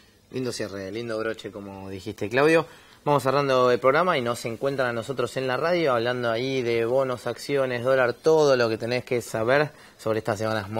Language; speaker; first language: Spanish; native; Spanish